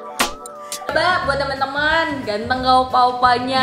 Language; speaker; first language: Indonesian; native; Indonesian